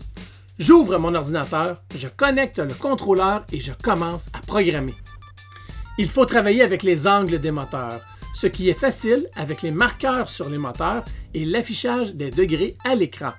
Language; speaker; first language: French; native; French